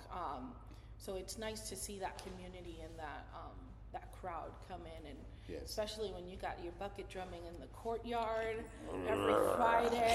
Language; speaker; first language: English; non-native, fluent; Spanish